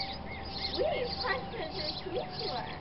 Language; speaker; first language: French; non-native, learner; English